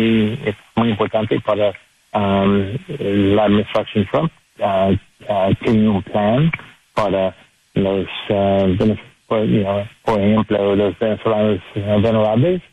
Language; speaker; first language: Spanish; non-native, learner; English